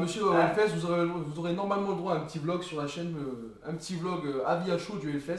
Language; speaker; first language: French; native; French